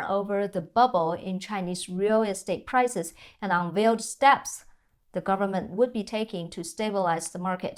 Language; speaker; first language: English; non-native, fluent; Chinese